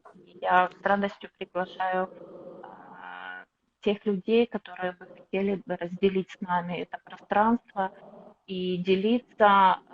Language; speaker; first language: Russian; native; Russian